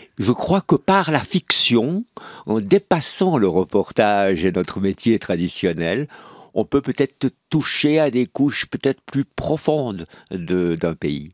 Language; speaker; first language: French; native; French